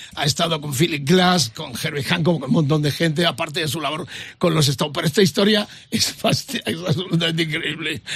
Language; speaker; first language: Spanish; native; Spanish